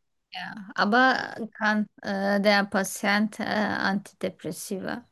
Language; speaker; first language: German; non-native, fluent; Turkish